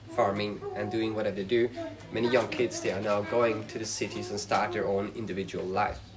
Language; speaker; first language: English; non-native, fluent; Swedish